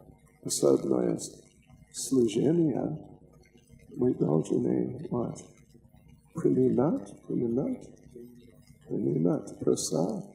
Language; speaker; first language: Russian; non-native, learner; English